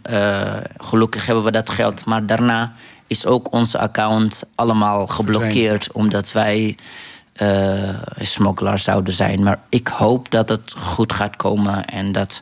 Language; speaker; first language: Dutch; non-native, fluent; Arabic